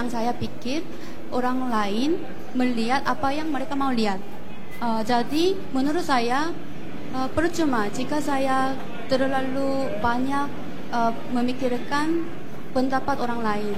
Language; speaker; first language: Indonesian; non-native, fluent; Korean